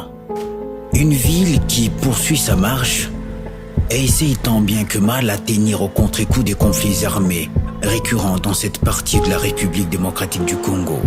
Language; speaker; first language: French; non-native, local second language; Swahili